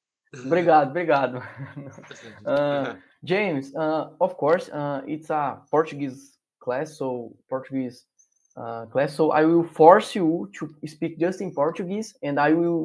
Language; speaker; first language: English; non-native, learner; Portuguese